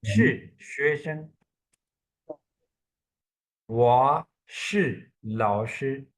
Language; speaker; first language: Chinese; non-native, fluent; Urdu